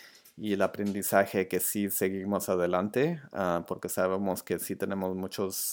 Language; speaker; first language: Spanish; early bilingual, other home language; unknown